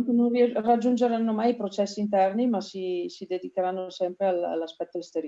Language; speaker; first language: Italian; native; Italian